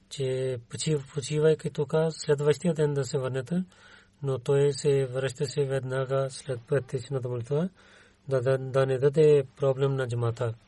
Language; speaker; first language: Bulgarian; non-native, learner; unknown